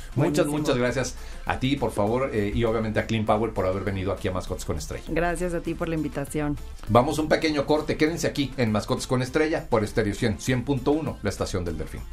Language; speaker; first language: Spanish; native; Spanish